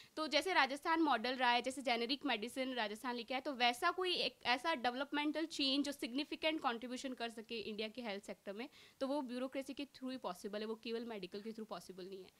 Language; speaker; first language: Hindi; native; Hindi